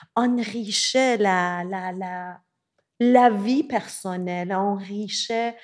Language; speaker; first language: French; non-native, learner; Persian